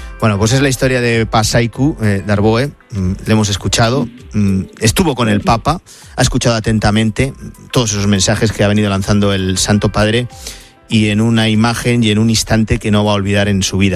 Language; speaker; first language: Spanish; native; Spanish